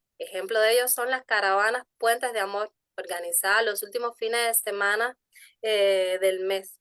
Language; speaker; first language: Spanish; native; Spanish